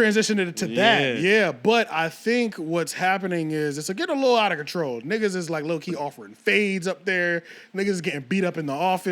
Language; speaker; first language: English; native; English